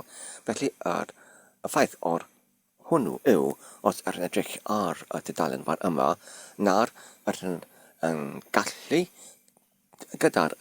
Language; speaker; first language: Welsh; non-native, fluent; English